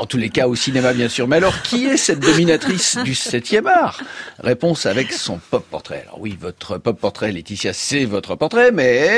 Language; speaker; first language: French; native; French